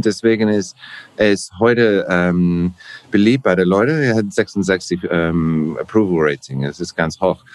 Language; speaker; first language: German; non-native, learner; English